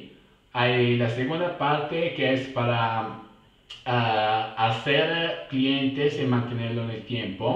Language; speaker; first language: Spanish; non-native, fluent; Italian